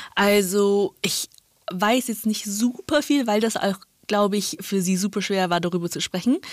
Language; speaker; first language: German; non-native, fluent; Chinese